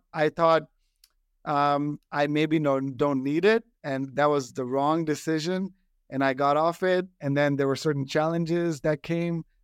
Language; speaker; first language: English; non-native, local second language; Hindi